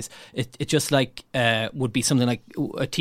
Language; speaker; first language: English; native; English